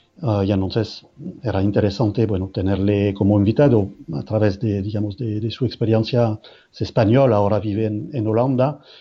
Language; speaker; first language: Spanish; non-native, fluent; French